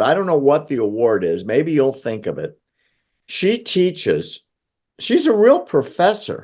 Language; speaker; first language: English; native; English